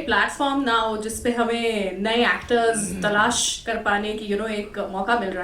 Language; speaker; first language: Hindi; native; Hindi